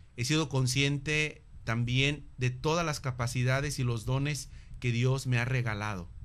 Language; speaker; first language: Spanish; native; Spanish